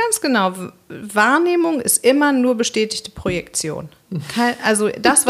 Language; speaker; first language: German; native; German